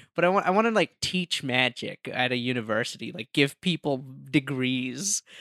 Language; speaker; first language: English; non-native, local second language; Hindi